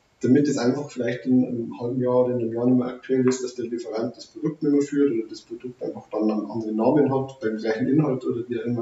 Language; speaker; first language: German; native; German